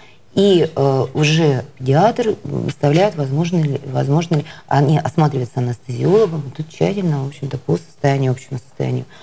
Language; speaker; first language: Russian; native; Russian